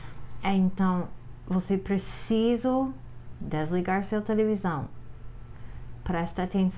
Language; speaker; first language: Portuguese; non-native, fluent; English